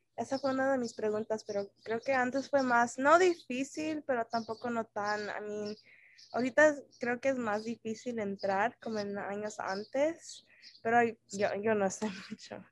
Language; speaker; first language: Spanish; early bilingual, heritage; Spanish